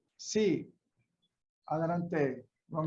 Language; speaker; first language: Spanish; non-native, fluent; English